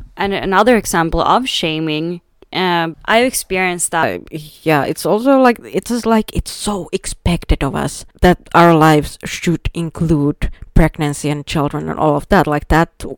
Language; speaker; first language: English; non-native, fluent; Swedish